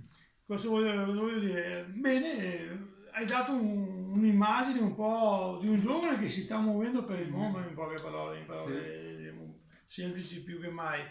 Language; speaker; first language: Italian; native; Italian